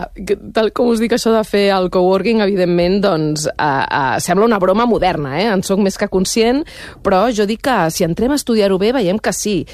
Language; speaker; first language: Catalan; native; Catalan